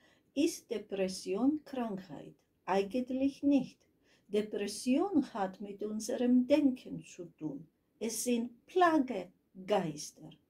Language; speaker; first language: German; non-native, fluent; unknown